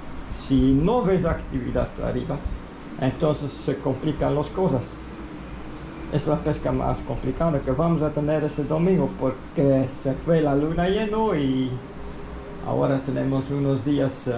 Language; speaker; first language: Spanish; non-native, fluent; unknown